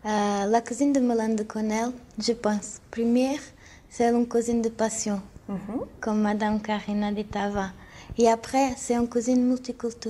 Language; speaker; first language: French; non-native, fluent; Portuguese